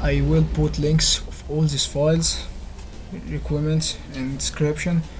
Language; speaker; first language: English; non-native, learner; Arabic